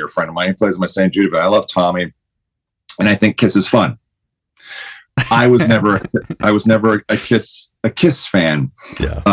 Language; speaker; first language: English; native; English